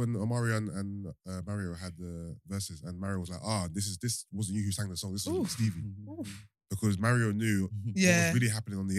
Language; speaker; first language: English; native; English